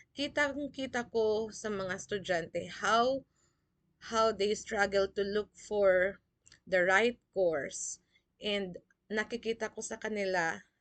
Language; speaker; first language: Filipino; non-native, local second language; Bikol